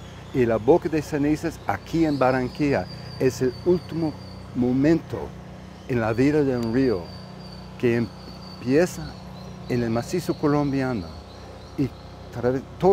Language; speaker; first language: Spanish; non-native, fluent; English